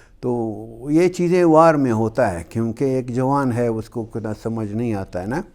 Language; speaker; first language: Urdu; non-native, local second language; Hazaragi